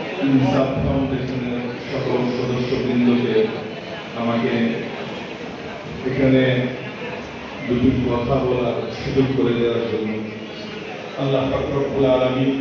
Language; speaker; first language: Bangla; native; Bangla